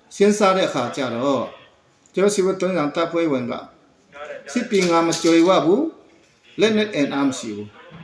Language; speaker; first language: Burmese; non-native, local second language; Hakha Chin